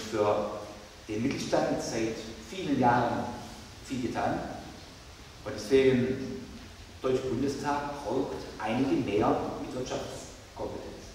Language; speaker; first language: German; native; German